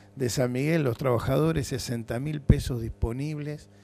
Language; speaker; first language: Spanish; native; Spanish